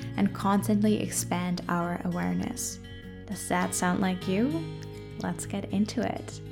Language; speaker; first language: English; non-native, fluent; German